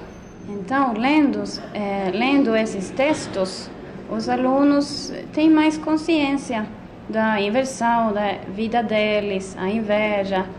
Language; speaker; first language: Portuguese; non-native, fluent; Swedish